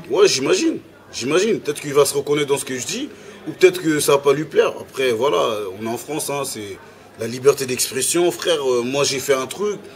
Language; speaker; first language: French; early bilingual, other home language; Lingala